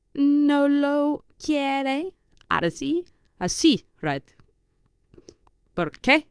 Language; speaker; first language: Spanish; non-native, fluent; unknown